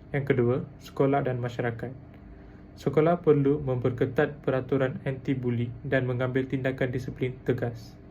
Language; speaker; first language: Malay; non-native, local second language; Tamil